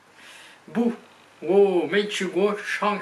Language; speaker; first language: Chinese; non-native, learner; French